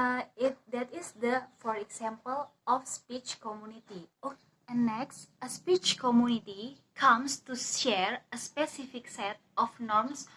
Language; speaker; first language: English; non-native, learner; Indonesian